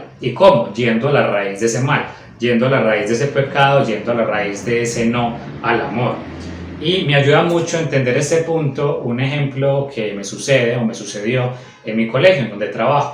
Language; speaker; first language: Spanish; native; Spanish